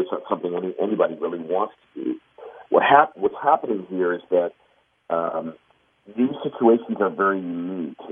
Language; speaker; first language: English; native; English